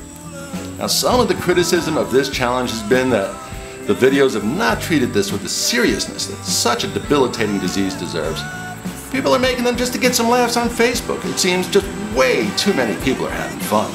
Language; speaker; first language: English; native; English